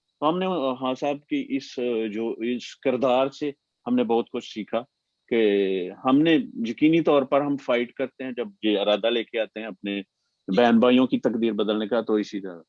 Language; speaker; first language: Urdu; non-native, local second language; Punjabi